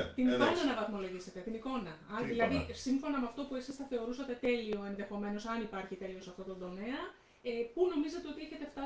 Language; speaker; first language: Greek; native; Greek